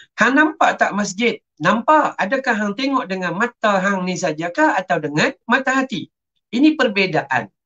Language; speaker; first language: Malay; native; Malay